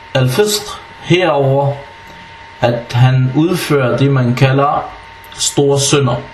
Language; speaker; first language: Danish; early bilingual, other home language; Arabic